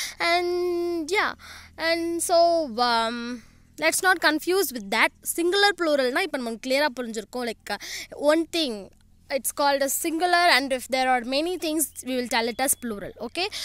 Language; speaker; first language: English; non-native, local second language; Tamil